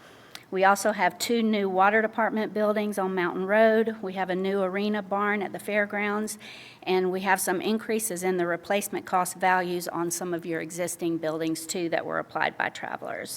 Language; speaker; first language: English; native; English